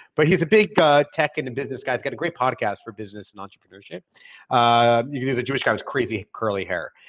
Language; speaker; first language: English; native; English